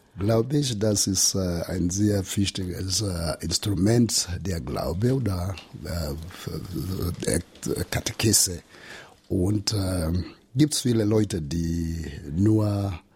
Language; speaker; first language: German; non-native, learner; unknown